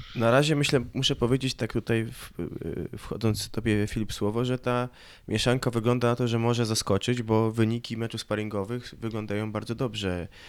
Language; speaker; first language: Polish; native; Polish